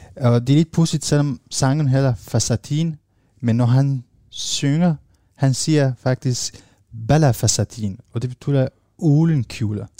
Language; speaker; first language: Danish; non-native, fluent; Arabic